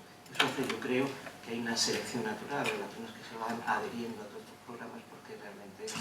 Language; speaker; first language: Spanish; native; Spanish